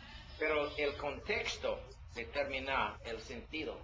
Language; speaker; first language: Spanish; non-native, learner; English